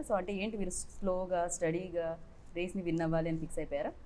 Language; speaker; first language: Telugu; native; Telugu